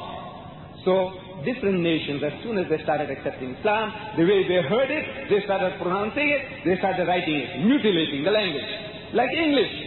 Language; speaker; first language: English; early bilingual, other home language; Gujarati